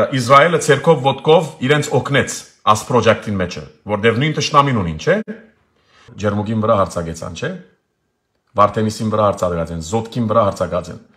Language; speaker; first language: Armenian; early bilingual, heritage; Armenian